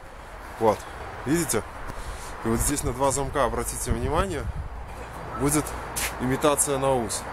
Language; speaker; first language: Russian; native; Russian